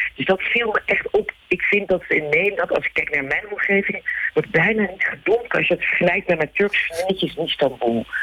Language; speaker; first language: Dutch; early bilingual, other home language; Turkish